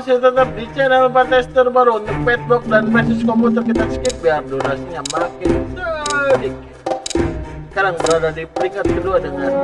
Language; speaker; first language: Indonesian; native; Indonesian